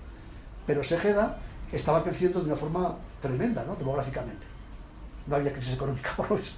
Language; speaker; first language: Spanish; native; Spanish